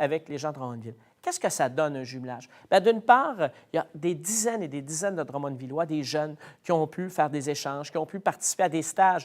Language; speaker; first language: French; native; French